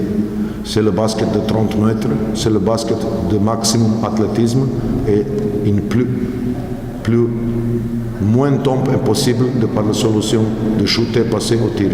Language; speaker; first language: French; non-native, learner; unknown